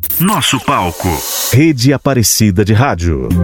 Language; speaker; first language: Portuguese; native; Portuguese